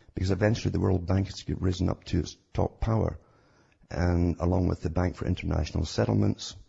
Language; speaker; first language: English; native; English